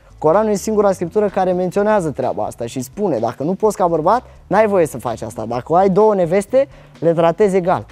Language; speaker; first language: Romanian; early bilingual, other home language; Arabic